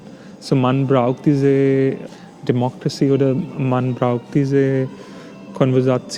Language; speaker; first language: German; non-native, fluent; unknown